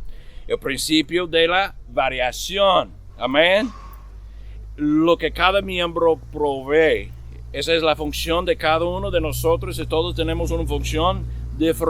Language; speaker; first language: Spanish; non-native, fluent; English